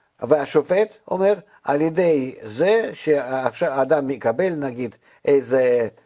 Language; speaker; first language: Hebrew; non-native, fluent; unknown